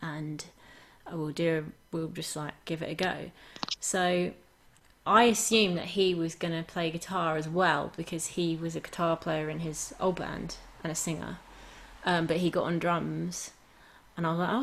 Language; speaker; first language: English; native; English